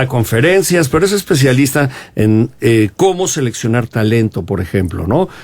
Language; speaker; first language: Spanish; native; Spanish